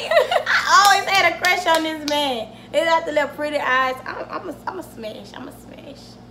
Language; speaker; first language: English; native; English